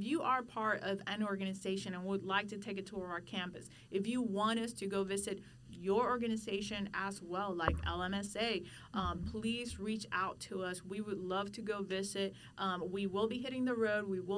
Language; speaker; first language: English; non-native, fluent; Spanish